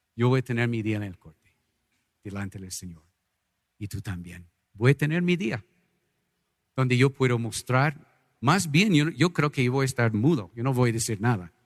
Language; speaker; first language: Spanish; non-native, fluent; English